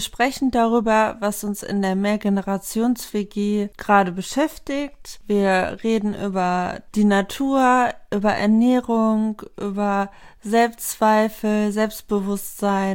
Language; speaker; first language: German; native; German